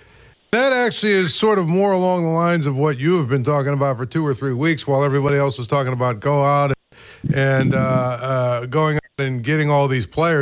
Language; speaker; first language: English; native; English